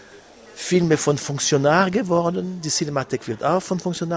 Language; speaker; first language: German; non-native, local second language; French